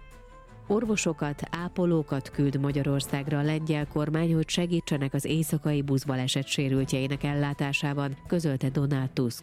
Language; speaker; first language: Hungarian; native; Hungarian